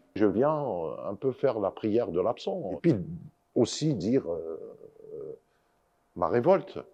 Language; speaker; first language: French; non-native, local second language; Arabic